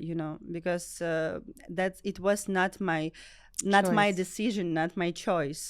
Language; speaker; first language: English; non-native, learner; Ukrainian